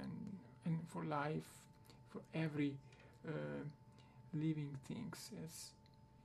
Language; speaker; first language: English; non-native, learner; Italian